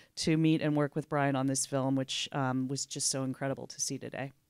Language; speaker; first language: English; native; English